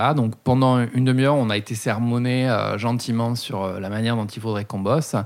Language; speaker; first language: French; native; French